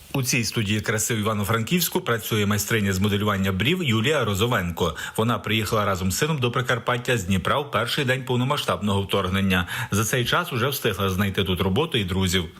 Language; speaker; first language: Ukrainian; native; Ukrainian